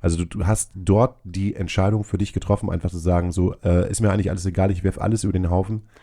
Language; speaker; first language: German; native; German